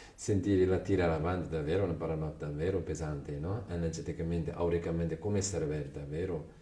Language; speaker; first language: Italian; non-native, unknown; Tibetan